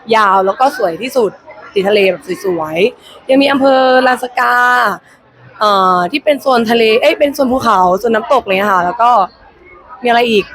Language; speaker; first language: Thai; native; Thai